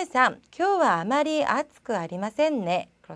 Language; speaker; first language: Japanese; non-native, fluent; Korean